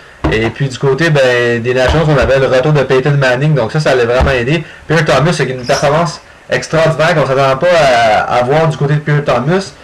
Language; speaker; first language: French; native; French